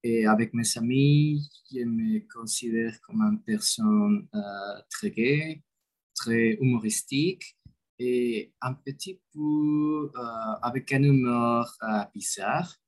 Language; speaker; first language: French; non-native, learner; Spanish